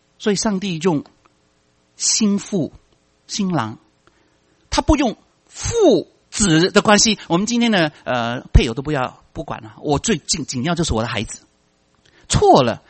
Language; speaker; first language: Chinese; non-native, local second language; Cantonese